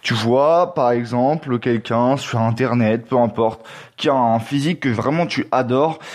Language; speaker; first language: French; native; French